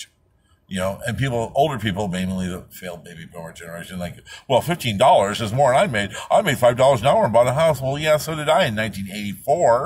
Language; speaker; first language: English; native; English